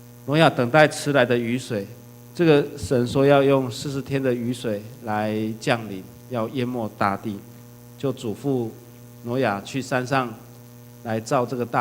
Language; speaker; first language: Chinese; native; Chinese